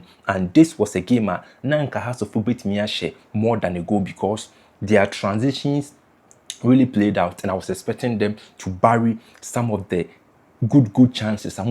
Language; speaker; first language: English; non-native, local second language; Akan